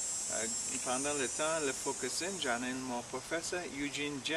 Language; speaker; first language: French; non-native, learner; English